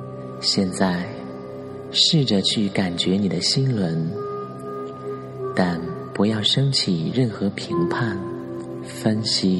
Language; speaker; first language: Chinese; native; Chinese